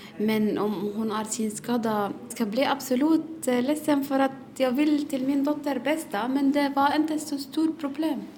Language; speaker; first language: Swedish; non-native, learner; Arabic